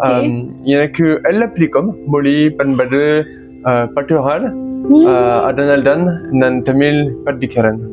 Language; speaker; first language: Tamil; non-native, learner; French